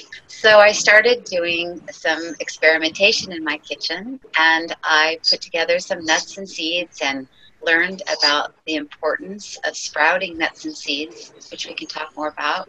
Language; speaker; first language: English; native; English